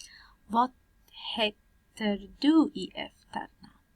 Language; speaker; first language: Swedish; non-native, learner; Persian